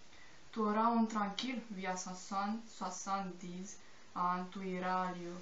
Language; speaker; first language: French; non-native, learner; Romanian